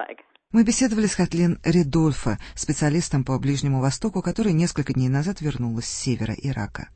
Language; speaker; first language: Russian; native; Russian